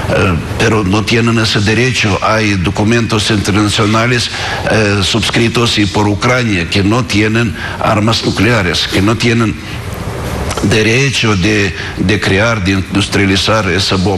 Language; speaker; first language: Spanish; non-native, fluent; Russian